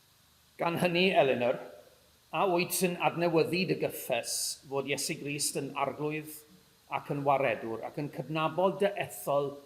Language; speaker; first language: Welsh; native; Welsh